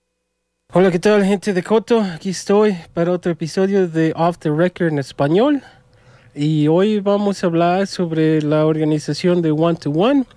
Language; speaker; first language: Spanish; early bilingual, other home language; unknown